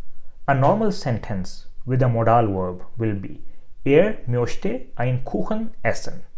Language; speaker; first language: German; non-native, fluent; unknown